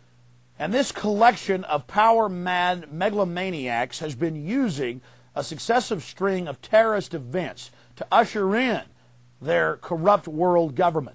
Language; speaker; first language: English; native; English